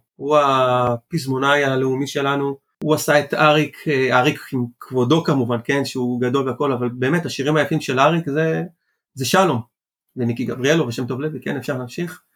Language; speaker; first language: Hebrew; early bilingual, other home language; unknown